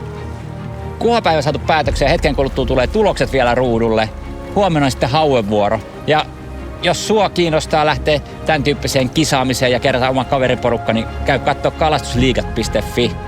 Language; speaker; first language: Finnish; native; Finnish